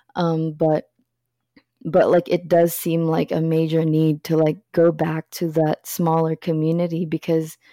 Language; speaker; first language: English; early bilingual, other home language; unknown